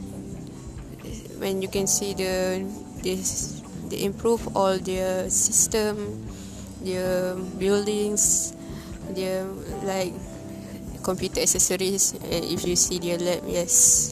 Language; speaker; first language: English; non-native, local second language; Malay